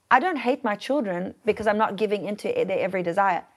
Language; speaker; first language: English; native; English